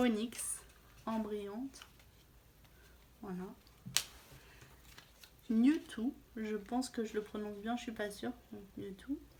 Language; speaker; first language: French; native; French